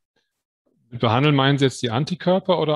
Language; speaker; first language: German; native; German